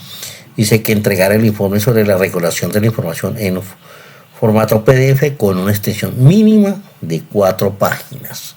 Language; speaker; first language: Spanish; native; Spanish